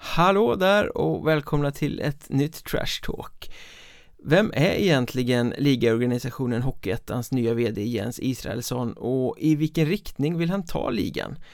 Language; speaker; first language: Swedish; native; Swedish